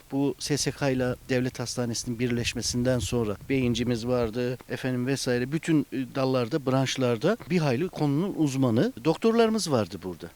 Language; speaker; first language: Turkish; native; Turkish